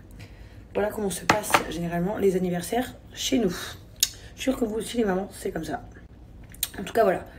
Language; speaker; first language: French; native; French